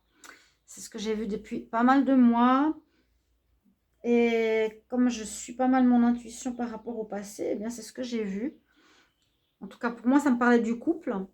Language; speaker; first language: French; native; French